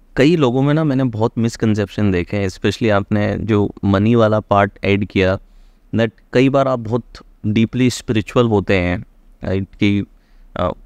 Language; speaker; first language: Hindi; native; Hindi